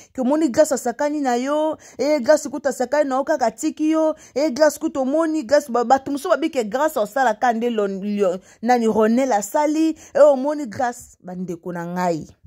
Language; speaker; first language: Lingala; native; Lingala